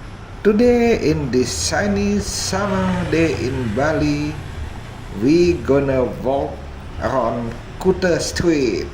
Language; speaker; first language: English; non-native, fluent; Indonesian